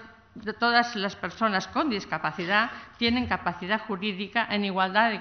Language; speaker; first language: Spanish; native; Spanish